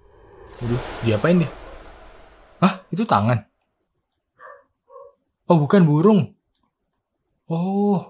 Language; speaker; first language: Indonesian; native; Indonesian